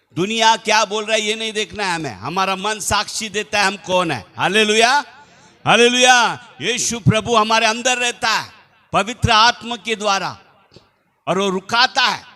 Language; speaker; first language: Hindi; non-native, local second language; Telugu